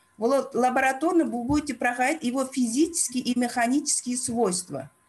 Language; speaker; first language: Russian; non-native, local second language; Uzbek